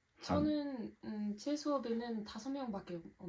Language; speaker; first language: Korean; non-native, fluent; English